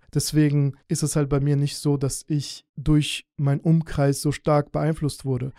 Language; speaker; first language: German; early bilingual, other home language; Russian